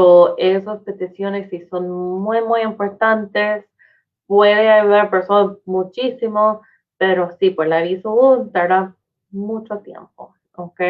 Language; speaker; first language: Spanish; non-native, fluent; English